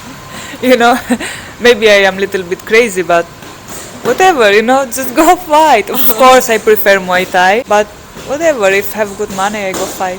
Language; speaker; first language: English; non-native, fluent; Greek